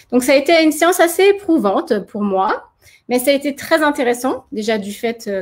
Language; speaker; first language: French; native; French